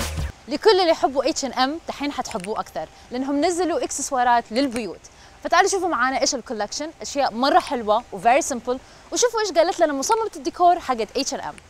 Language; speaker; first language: Arabic; native; Arabic